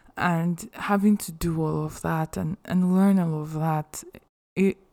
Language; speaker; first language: English; non-native, local second language; Yoruba